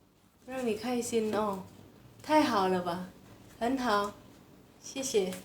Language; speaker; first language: Chinese; non-native, fluent; Indonesian